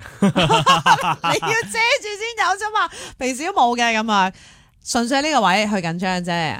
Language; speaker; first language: Cantonese; native; Cantonese